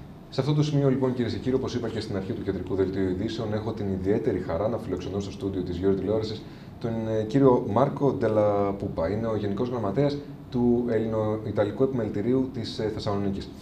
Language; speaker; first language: Greek; native; Greek